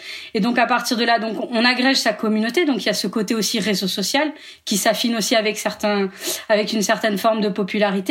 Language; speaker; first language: French; native; French